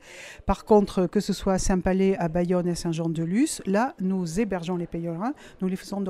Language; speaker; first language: French; native; French